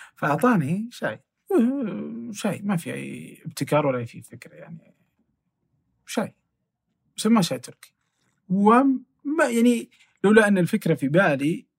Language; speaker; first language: Arabic; native; Arabic